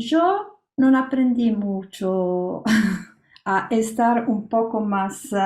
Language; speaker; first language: Spanish; non-native, learner; Italian